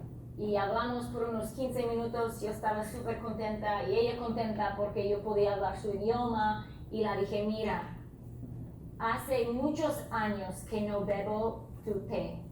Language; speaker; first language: Spanish; non-native, fluent; English